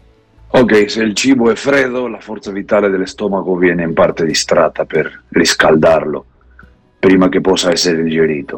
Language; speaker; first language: Italian; non-native, fluent; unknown